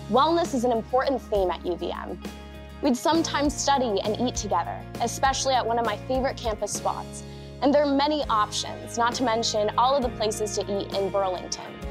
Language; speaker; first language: English; native; English